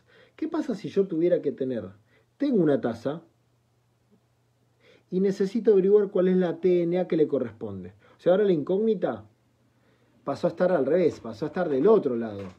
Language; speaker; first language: Spanish; native; Spanish